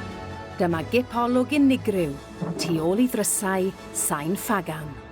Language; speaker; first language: Welsh; native; Welsh